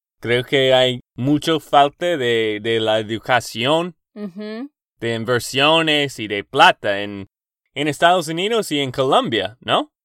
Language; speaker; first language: Spanish; non-native, learner; English